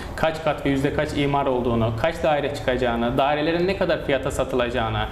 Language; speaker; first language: Turkish; native; Turkish